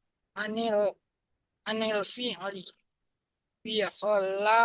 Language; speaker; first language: Arabic; non-native, learner; Indonesian